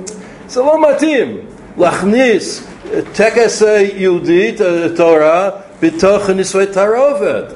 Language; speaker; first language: Hebrew; non-native, fluent; English